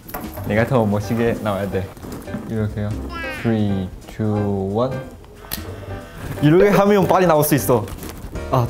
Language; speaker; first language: Korean; non-native, learner; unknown